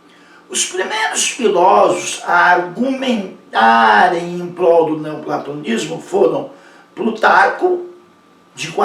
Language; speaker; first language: Portuguese; native; Portuguese